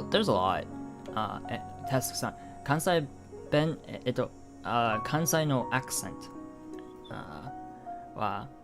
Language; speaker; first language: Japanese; non-native, learner; English